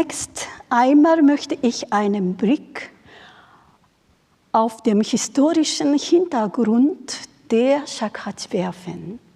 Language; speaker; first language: German; non-native, fluent; Japanese